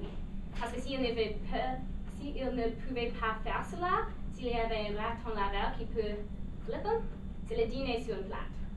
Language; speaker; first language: French; non-native, learner; English